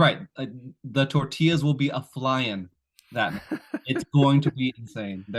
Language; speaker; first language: English; native; English